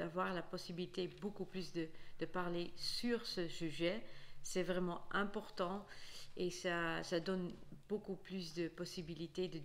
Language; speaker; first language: French; non-native, fluent; Dutch